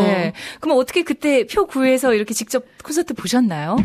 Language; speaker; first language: Korean; native; Korean